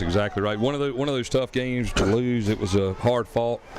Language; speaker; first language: English; native; English